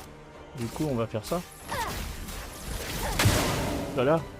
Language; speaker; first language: French; native; French